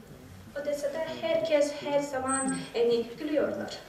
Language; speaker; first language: Turkish; non-native, learner; Ukrainian